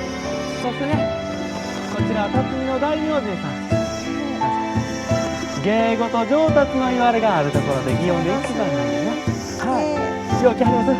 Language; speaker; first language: Japanese; native; Japanese